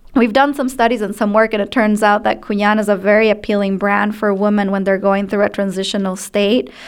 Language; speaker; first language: English; non-native, fluent; Spanish